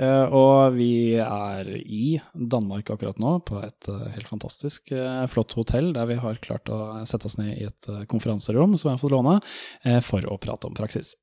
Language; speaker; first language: Norwegian; native; Norwegian